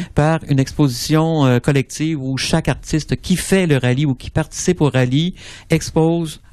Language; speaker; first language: French; native; French